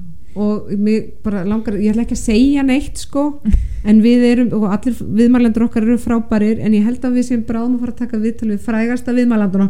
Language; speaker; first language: Icelandic; native; Icelandic